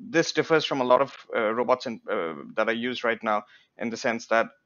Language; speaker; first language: English; non-native, local second language; Bangla